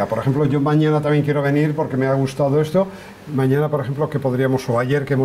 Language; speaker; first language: Spanish; native; Spanish